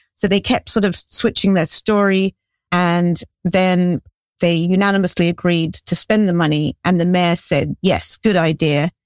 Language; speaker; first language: English; native; English